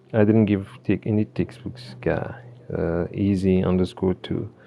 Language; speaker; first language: English; non-native, local second language; Afrikaans